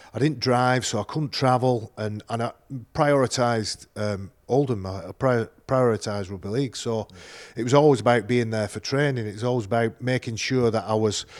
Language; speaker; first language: English; native; English